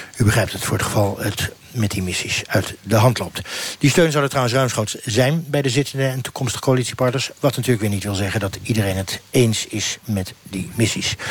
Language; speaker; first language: Dutch; native; Dutch